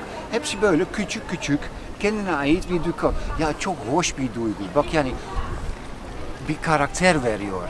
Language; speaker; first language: Turkish; non-native, fluent; Dutch